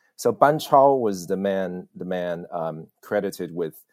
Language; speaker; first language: English; early bilingual, other home language; Chinese